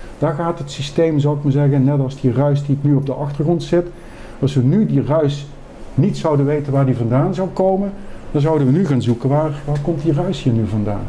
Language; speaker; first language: Dutch; native; Dutch